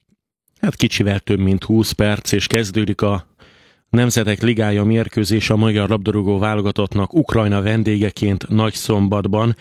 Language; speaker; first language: Hungarian; native; Hungarian